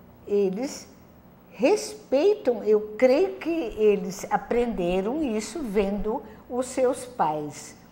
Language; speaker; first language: Portuguese; non-native, local second language; German